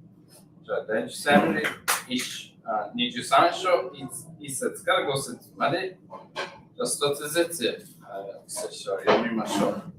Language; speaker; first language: Japanese; non-native, learner; English